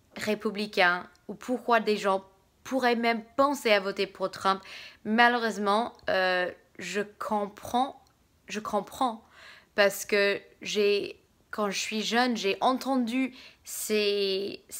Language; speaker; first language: French; non-native, fluent; English